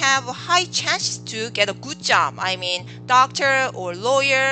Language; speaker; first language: English; non-native, learner; Korean